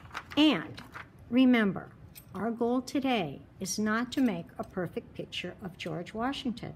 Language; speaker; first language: English; native; English